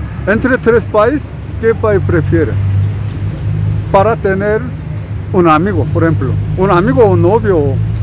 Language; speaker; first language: Spanish; non-native, learner; Korean